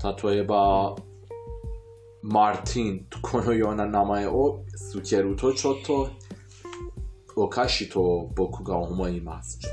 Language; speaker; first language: Japanese; non-native, fluent; Persian